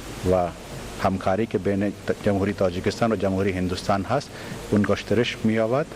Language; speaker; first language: Persian; non-native, learner; Hindi